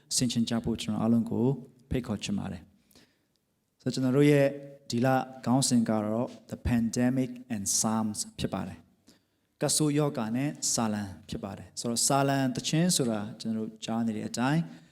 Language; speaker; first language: Burmese; non-native, local second language; Hakha Chin